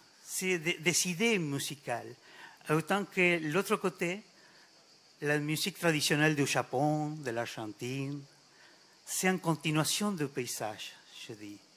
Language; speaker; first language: French; non-native, fluent; Spanish